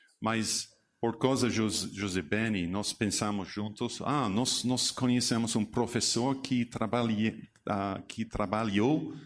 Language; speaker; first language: Portuguese; non-native, learner; English